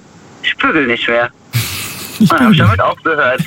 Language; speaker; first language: German; native; German